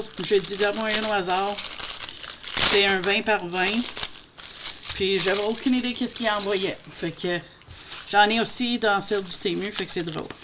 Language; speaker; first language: French; native; French